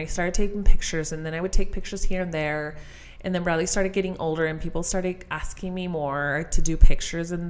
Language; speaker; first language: English; non-native, fluent; Spanish